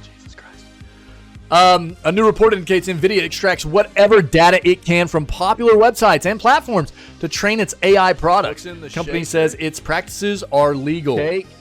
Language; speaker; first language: English; native; English